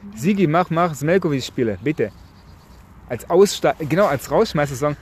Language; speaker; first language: German; native; German